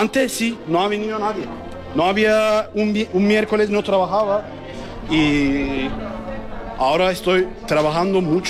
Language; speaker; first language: Spanish; non-native, learner; Turkish